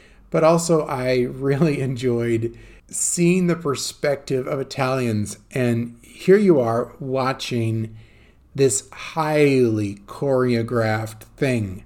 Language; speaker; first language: English; native; English